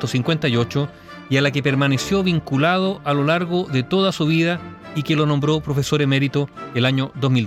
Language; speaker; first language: Spanish; native; Spanish